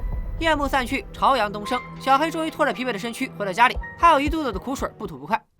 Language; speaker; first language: Chinese; native; Chinese